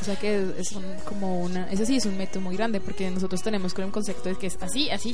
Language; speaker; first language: Spanish; native; Spanish